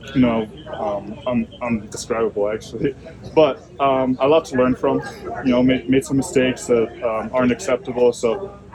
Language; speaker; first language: English; non-native, fluent; German